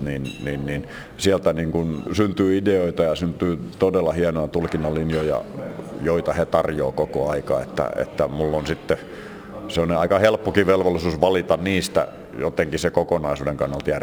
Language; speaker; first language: Finnish; native; Finnish